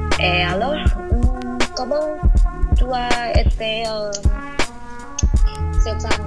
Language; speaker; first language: French; non-native, learner; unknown